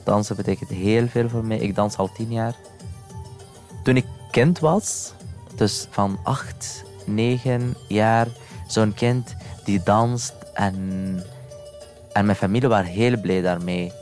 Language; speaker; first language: Dutch; non-native, fluent; Arabic